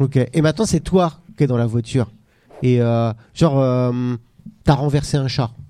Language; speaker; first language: French; native; French